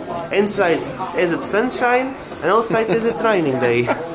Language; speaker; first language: English; non-native, learner; Dutch